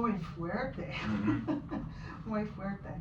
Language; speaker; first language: Spanish; non-native, learner; English